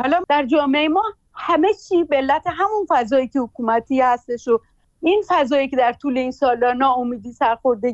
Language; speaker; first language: Persian; native; Persian